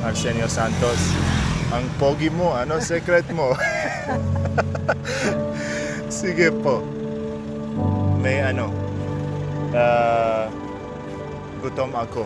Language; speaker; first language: Filipino; non-native, learner; German